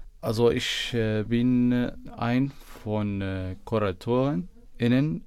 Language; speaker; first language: German; non-native, learner; Arabic